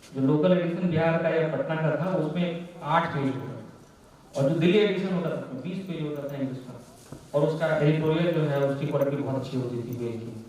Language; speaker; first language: Hindi; non-native, local second language; Maithili